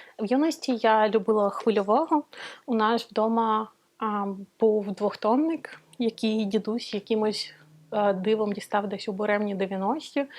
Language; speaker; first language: Ukrainian; non-native, local second language; Russian